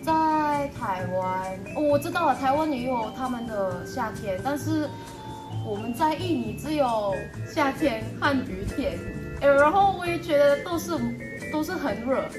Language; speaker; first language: Chinese; non-native, fluent; Indonesian